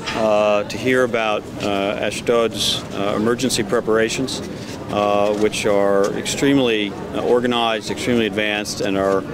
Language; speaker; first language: English; native; English